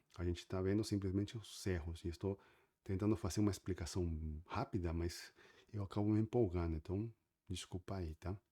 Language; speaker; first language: Portuguese; non-native, fluent; Spanish